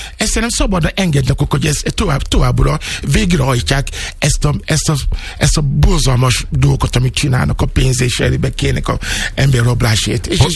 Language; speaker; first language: Hungarian; non-native, learner; Yoruba